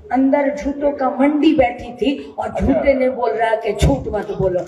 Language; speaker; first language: Hindi; non-native, local second language; Bangla